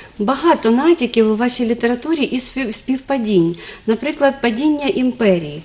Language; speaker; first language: Ukrainian; native; Ukrainian